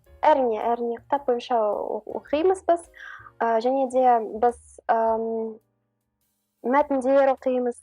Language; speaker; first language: Kazakh; non-native, local second language; Russian